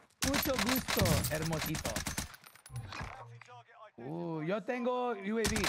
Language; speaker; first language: Spanish; non-native, learner; English